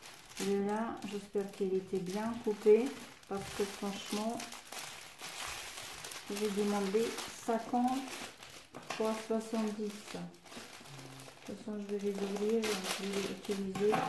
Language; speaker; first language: French; non-native, fluent; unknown